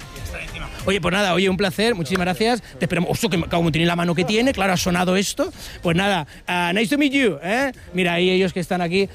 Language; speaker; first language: Spanish; native; Spanish